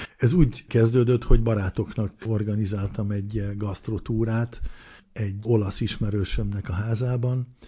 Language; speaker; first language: Hungarian; early bilingual, heritage; Hungarian